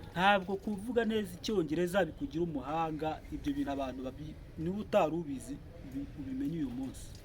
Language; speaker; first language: Kinyarwanda; native; Kinyarwanda